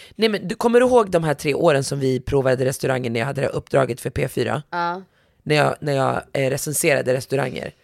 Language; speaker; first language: Swedish; early bilingual, other home language; Arabic